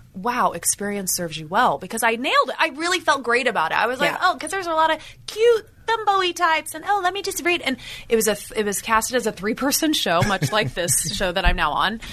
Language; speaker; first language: English; native; English